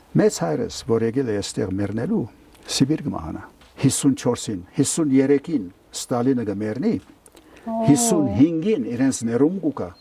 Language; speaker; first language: Armenian; early bilingual, heritage; Armenian